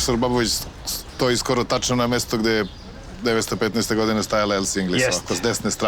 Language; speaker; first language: Bosnian; native; Bosnian